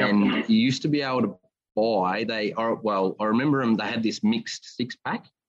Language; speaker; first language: English; native; English